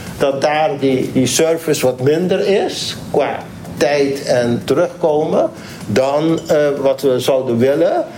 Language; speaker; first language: Dutch; non-native, local second language; Papiamento